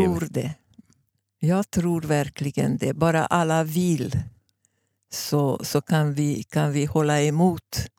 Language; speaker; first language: Swedish; non-native, fluent; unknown